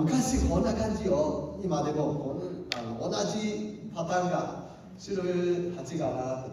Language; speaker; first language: Japanese; non-native, learner; Cantonese